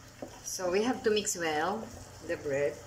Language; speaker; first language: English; non-native, local second language; Filipino